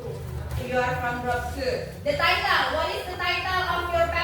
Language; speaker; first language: English; non-native, learner; Indonesian